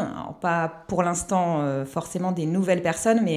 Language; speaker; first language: French; native; French